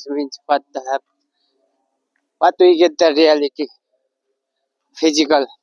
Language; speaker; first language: English; non-native, learner; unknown